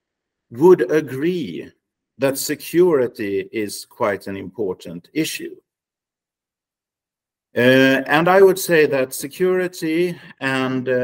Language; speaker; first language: English; non-native, fluent; Swedish